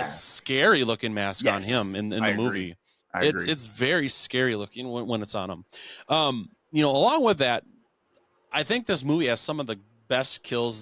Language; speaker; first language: English; native; English